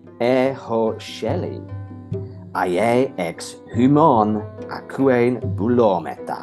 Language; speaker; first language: Greek; non-native, fluent; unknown